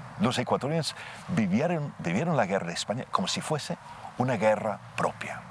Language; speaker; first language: Spanish; non-native, fluent; English